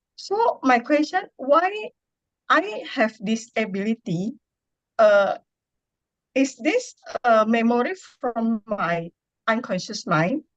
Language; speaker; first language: English; non-native, learner; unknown